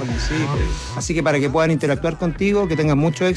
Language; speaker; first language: Spanish; native; Spanish